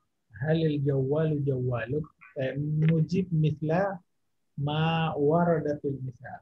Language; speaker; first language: Arabic; non-native, fluent; Indonesian